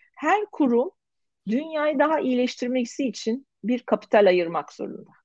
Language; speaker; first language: Turkish; native; Turkish